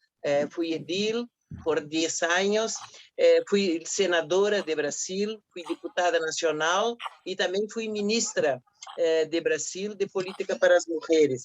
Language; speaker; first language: Spanish; non-native, fluent; Portuguese